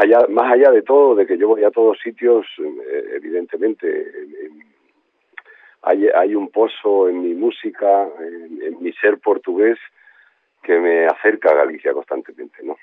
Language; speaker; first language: Spanish; native; Spanish